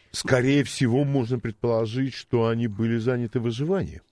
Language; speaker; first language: Russian; native; Russian